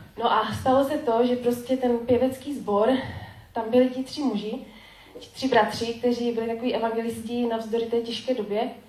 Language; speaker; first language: Czech; native; Czech